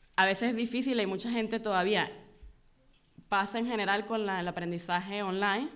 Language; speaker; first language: Spanish; native; Spanish